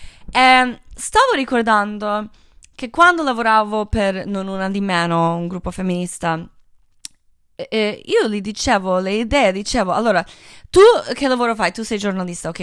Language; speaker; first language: Italian; native; Italian